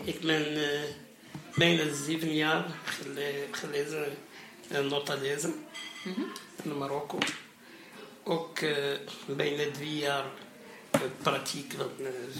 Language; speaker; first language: Dutch; non-native, learner; Arabic